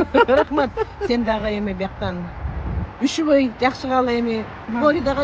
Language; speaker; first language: Kyrgyz; native; Kyrgyz